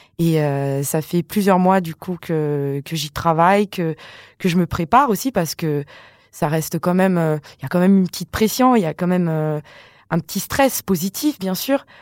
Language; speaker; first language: French; non-native, local second language; Malagasy